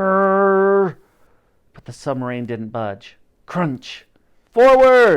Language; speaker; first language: English; native; English